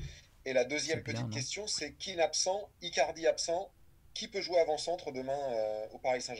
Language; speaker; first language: French; native; French